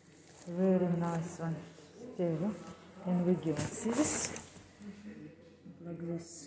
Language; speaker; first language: English; non-native, learner; Russian